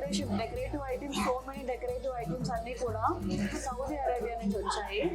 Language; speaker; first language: Telugu; native; Telugu